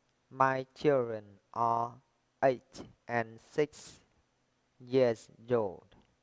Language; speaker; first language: English; non-native, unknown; Vietnamese